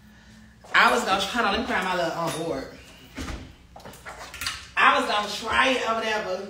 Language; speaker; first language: English; native; English